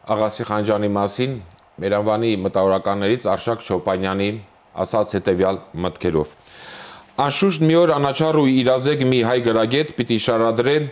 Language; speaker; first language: Armenian; native; Armenian